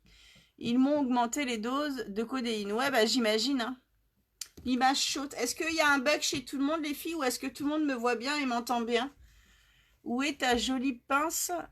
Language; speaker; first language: French; native; French